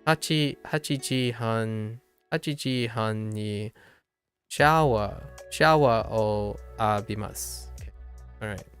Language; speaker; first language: Japanese; non-native, learner; English